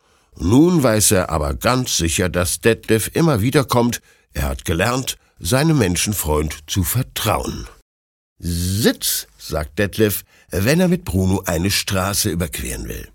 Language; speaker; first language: German; native; German